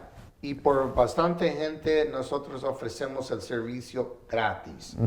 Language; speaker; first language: Spanish; early bilingual, heritage; English